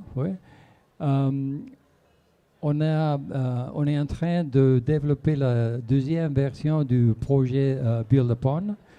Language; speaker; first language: French; non-native, fluent; Spanish